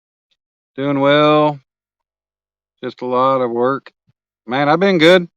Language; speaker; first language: English; native; English